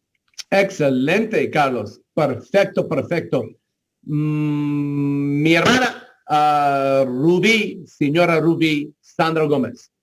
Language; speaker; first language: Spanish; non-native, learner; English